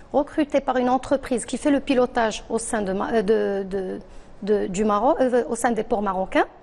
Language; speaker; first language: French; non-native, local second language; Arabic